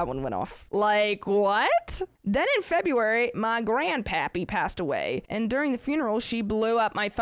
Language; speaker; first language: English; native; English